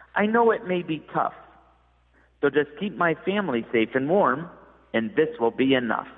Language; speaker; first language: English; native; English